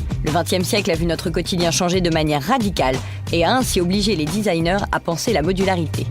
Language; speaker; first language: French; native; French